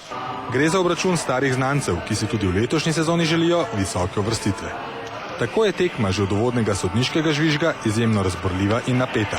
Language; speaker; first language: Slovenian; native; Slovenian